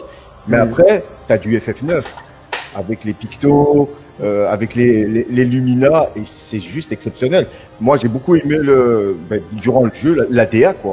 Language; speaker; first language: French; native; French